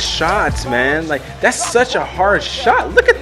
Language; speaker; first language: English; native; English